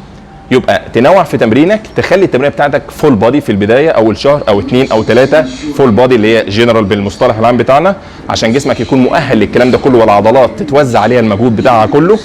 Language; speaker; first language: Arabic; native; Arabic